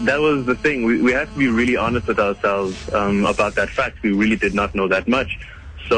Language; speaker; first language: English; non-native, local second language; Kinyarwanda